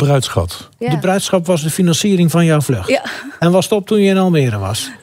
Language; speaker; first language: Dutch; native; Dutch